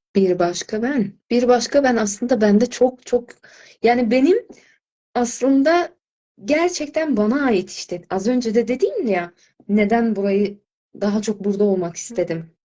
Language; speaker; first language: Turkish; non-native, fluent; Azerbaijani